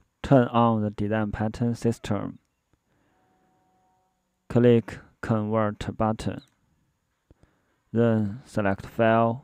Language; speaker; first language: English; non-native, learner; Chinese